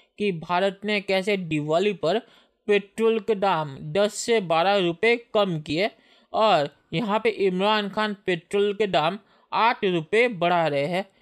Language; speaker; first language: Hindi; native; Hindi